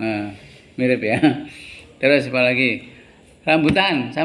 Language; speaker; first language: Indonesian; native; Indonesian